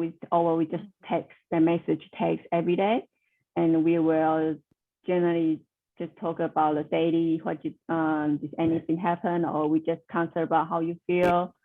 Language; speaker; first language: English; non-native, learner; Chinese